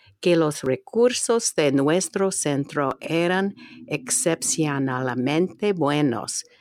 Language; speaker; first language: Spanish; non-native, fluent; English